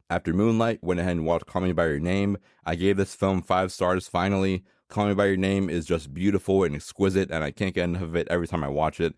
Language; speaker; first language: English; native; English